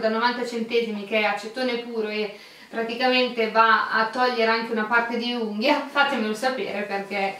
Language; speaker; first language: Italian; native; Italian